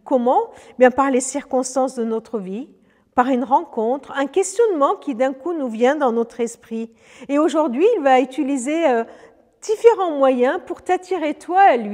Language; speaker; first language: French; native; French